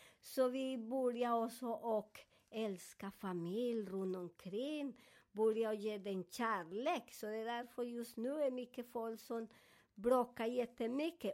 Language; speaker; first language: Swedish; non-native, fluent; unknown